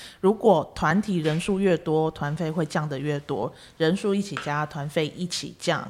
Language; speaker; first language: Chinese; native; Chinese